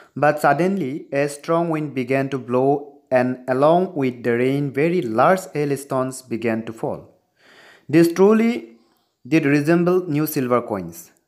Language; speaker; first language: English; non-native, local second language; Assamese